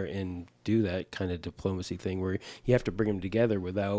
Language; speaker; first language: English; native; English